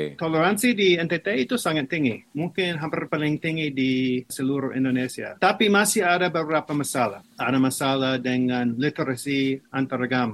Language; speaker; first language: Indonesian; non-native, fluent; English